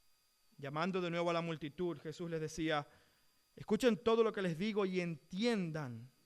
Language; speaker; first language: Spanish; native; Spanish